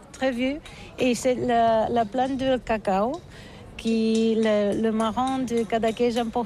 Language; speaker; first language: French; non-native, learner; Catalan